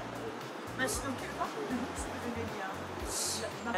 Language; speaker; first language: French; non-native, fluent; Japanese